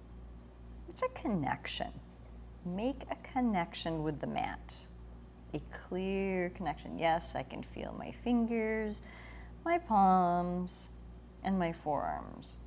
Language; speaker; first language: English; native; English